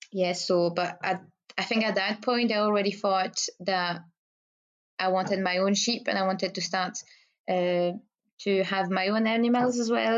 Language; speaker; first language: English; non-native, fluent; French